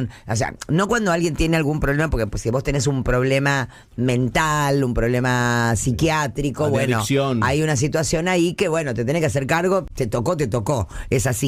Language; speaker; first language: Spanish; native; Spanish